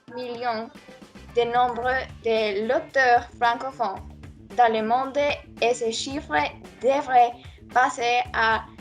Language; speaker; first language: French; non-native, learner; Spanish